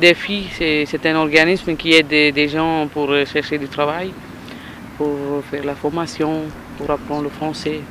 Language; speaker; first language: French; non-native, learner; Tamil